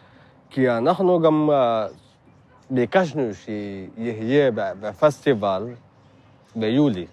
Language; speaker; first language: Hebrew; non-native, learner; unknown